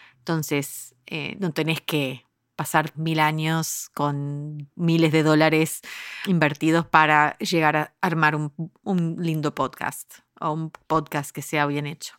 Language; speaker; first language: Spanish; early bilingual, heritage; Spanish